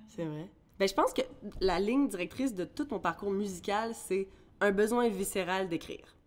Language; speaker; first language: French; early bilingual, other home language; English